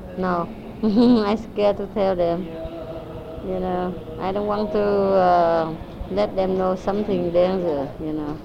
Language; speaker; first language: English; non-native, learner; Vietnamese